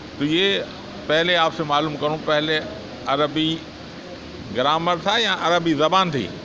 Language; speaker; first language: Urdu; non-native, local second language; Sindhi